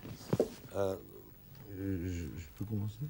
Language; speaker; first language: French; non-native, learner; Russian